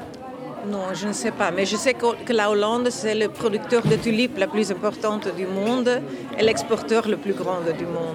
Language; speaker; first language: French; non-native, fluent; Dutch